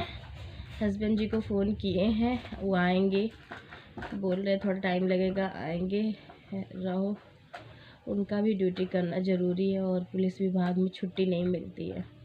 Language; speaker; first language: Hindi; native; Hindi